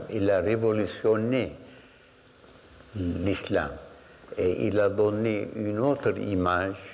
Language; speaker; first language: French; non-native, fluent; Arabic